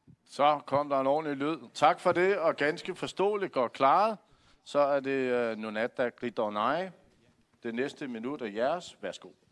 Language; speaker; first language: Danish; native; Danish